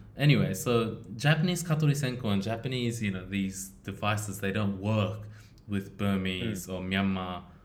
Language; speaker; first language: English; early bilingual, other home language; Japanese